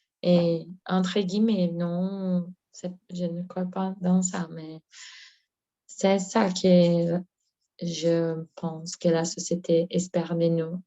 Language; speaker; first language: French; non-native, learner; Portuguese